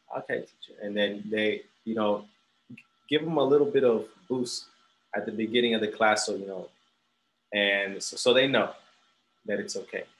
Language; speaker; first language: English; early bilingual, other home language; Spanish